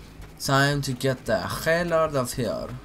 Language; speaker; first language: English; non-native, fluent; Swedish